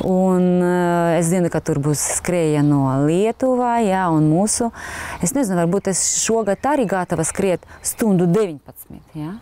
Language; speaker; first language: Latvian; non-native, local second language; Russian